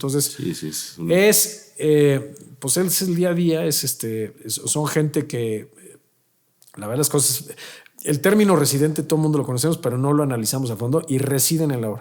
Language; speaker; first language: Spanish; native; Spanish